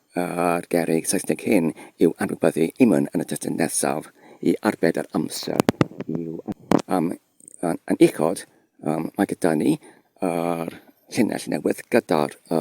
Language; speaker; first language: Welsh; non-native, fluent; English